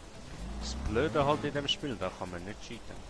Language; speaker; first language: German; native; German